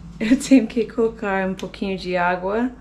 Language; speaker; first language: Portuguese; non-native, fluent; English